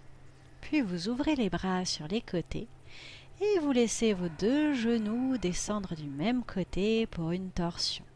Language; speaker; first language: French; native; French